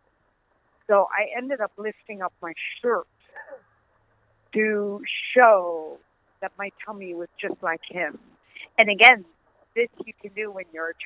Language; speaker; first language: English; non-native, fluent; Dutch